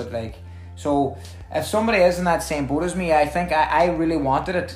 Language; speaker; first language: English; native; English